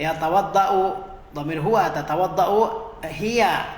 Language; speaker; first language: Arabic; non-native, fluent; Indonesian